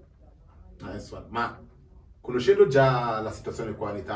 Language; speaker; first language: Italian; native; Italian